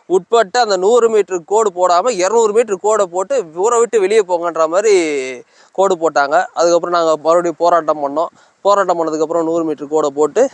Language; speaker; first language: Tamil; native; Tamil